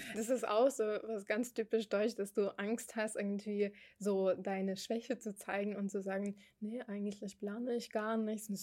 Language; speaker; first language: German; non-native, fluent; Ukrainian